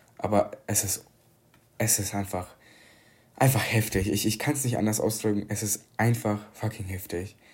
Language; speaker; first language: German; early bilingual, other home language; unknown